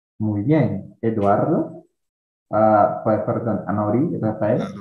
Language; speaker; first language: Spanish; non-native, fluent; Portuguese